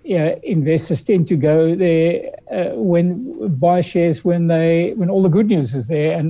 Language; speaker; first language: English; early bilingual, other home language; Dutch